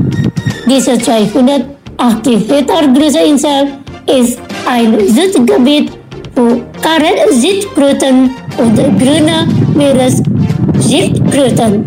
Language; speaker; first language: German; non-native, fluent; Indonesian